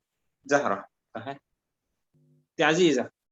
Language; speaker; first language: Arabic; non-native, fluent; Malay